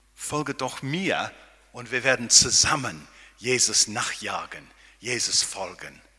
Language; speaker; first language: German; non-native, fluent; English